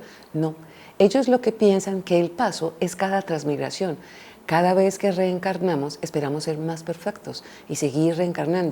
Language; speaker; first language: Spanish; native; Spanish